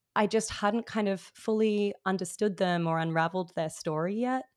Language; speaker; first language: English; native; English